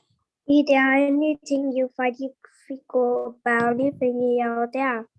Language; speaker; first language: English; non-native, learner; Vietnamese